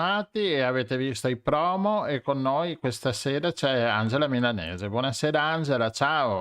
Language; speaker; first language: Italian; native; Italian